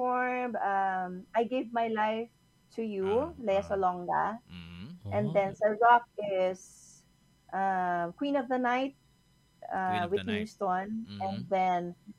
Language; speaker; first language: Filipino; native; Filipino